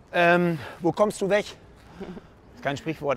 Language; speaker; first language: German; native; German